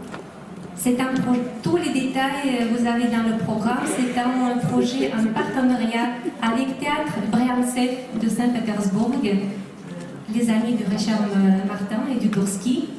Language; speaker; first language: French; non-native, fluent; Russian